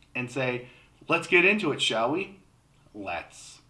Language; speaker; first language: English; native; English